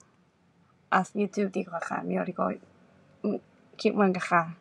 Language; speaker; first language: Thai; non-native, learner; Japanese